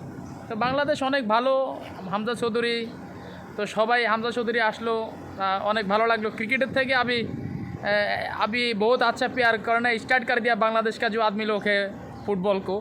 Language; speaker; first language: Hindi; non-native, learner; Bangla